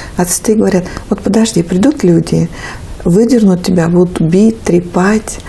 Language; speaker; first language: Russian; native; Russian